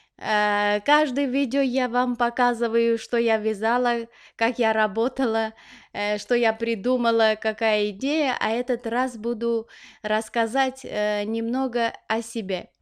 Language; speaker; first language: Russian; non-native, local second language; Armenian